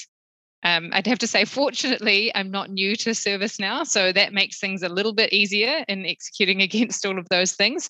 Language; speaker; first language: English; native; English